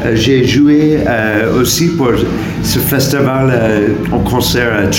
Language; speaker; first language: French; non-native, learner; English